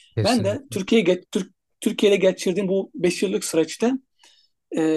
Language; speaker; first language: Turkish; non-native, fluent; Arabic